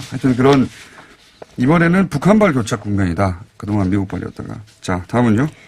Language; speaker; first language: Korean; native; Korean